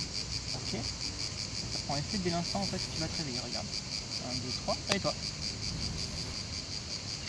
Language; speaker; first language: French; native; French